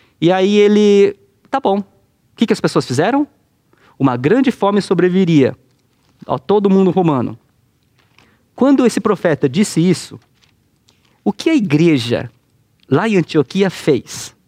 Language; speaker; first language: Portuguese; native; Portuguese